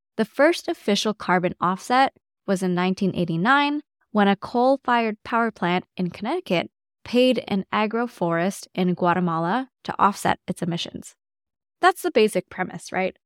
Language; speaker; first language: English; native; English